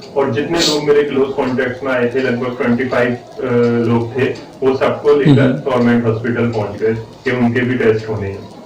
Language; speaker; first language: Hindi; native; Hindi